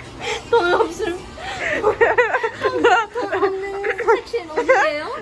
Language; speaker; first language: Korean; non-native, learner; English